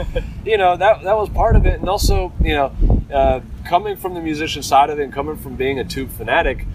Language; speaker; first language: English; early bilingual, other home language; Italian